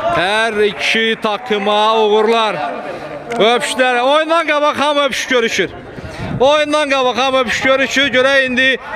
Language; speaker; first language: Azerbaijani; native; Azerbaijani